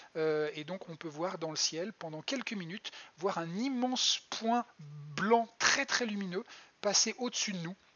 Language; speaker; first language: French; native; French